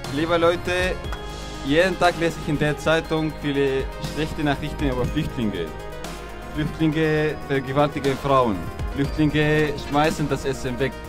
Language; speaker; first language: German; non-native, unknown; Arabic